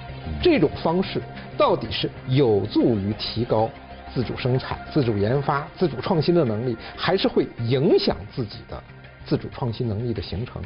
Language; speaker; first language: Chinese; native; Chinese